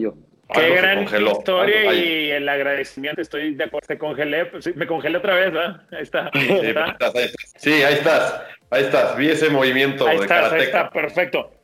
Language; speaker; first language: Spanish; native; Spanish